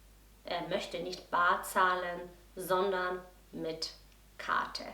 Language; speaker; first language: German; non-native, fluent; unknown